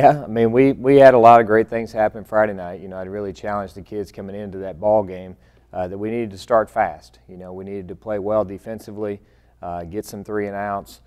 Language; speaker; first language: English; native; English